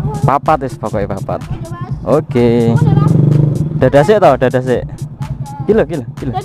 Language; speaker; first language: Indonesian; non-native, local second language; Javanese